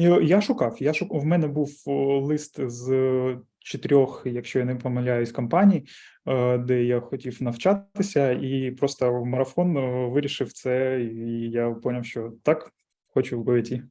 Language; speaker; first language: Ukrainian; non-native, local second language; Russian